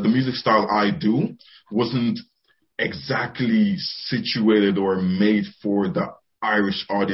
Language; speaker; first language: English; native; English